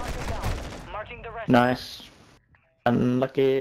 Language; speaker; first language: English; native; English